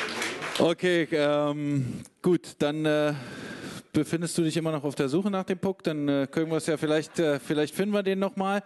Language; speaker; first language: German; native; German